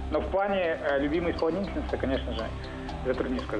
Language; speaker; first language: Russian; native; Russian